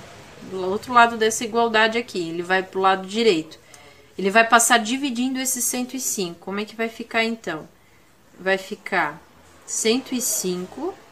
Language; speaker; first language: Portuguese; native; Portuguese